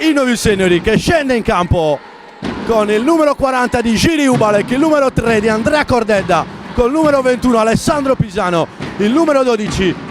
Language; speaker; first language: Italian; native; Italian